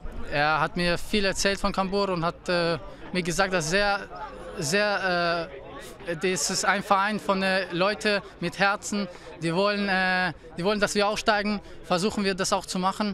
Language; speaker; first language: German; non-native, fluent; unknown